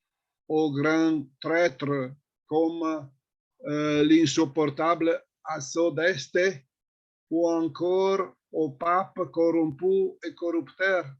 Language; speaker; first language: French; non-native, fluent; Italian